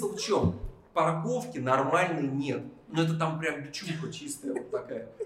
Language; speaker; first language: Russian; native; Russian